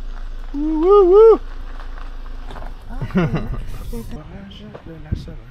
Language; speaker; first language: French; native; French